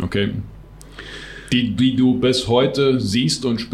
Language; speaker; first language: German; non-native, local second language; Plautdietsch